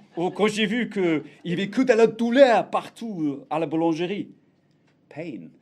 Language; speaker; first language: French; non-native, fluent; English